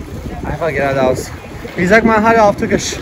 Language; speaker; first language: German; non-native, learner; Turkish